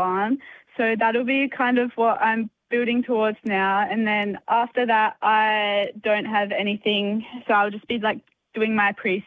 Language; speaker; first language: English; native; English